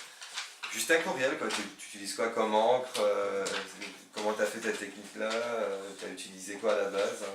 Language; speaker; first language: French; native; French